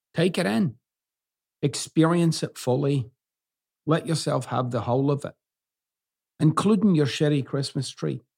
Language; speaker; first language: English; native; English